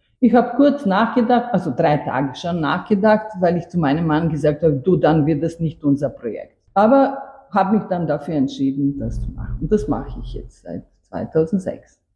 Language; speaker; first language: German; non-native, fluent; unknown